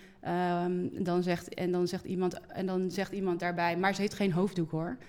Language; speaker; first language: Dutch; native; Dutch